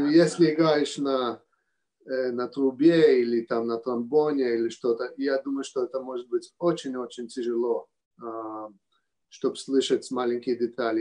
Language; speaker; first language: Russian; early bilingual, heritage; Russian